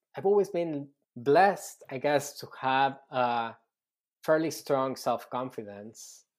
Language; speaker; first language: English; non-native, fluent; Spanish